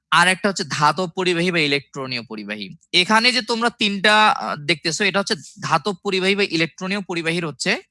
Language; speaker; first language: Bangla; native; Bangla